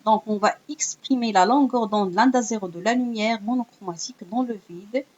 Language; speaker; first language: French; non-native, local second language; Arabic